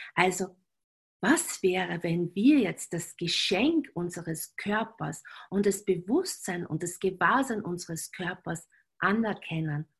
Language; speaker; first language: German; native; German